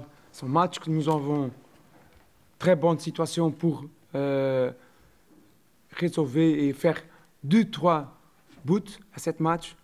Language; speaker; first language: French; non-native, learner; Portuguese